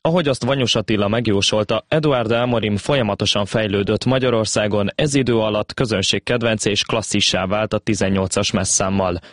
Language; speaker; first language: Hungarian; native; Hungarian